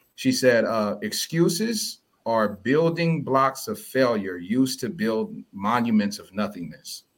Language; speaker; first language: English; early bilingual, other home language; Yoruba